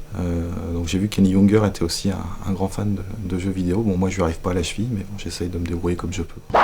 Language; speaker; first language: French; native; French